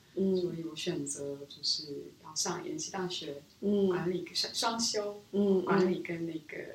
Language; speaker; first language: Chinese; early bilingual, other home language; Korean